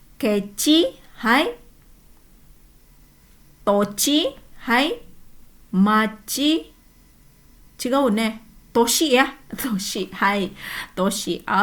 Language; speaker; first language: Japanese; non-native, fluent; Indonesian